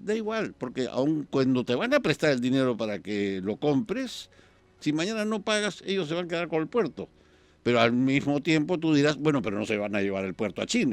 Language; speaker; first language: Spanish; native; Spanish